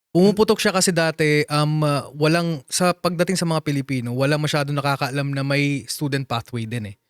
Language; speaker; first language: Filipino; non-native, local second language; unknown